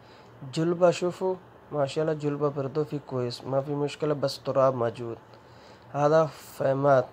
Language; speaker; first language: Arabic; non-native, learner; Urdu